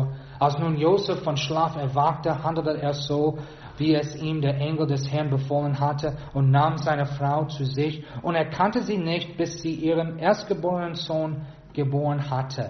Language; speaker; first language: German; non-native, fluent; English